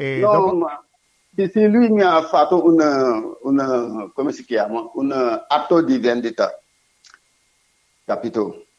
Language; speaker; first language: Italian; non-native, learner; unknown